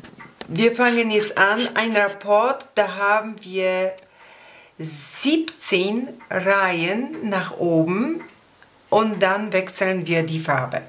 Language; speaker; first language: German; non-native, fluent; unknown